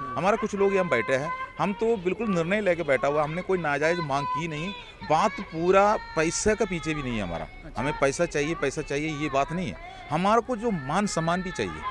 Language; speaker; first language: Hindi; non-native, local second language; Malayalam